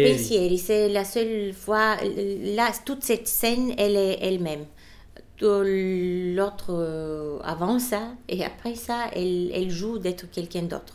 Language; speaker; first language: French; non-native, fluent; Bulgarian